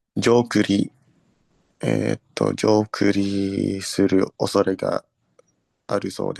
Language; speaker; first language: Japanese; non-native, learner; Indonesian